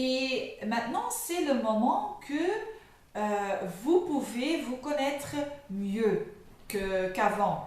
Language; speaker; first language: French; non-native, fluent; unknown